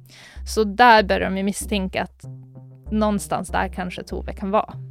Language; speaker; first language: Swedish; native; Swedish